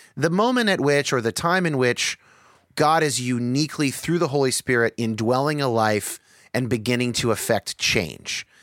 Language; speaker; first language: English; native; English